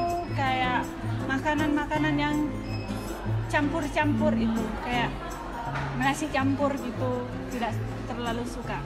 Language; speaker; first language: Indonesian; non-native, fluent; Khmer